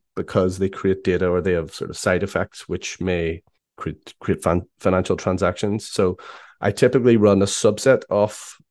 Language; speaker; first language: English; native; English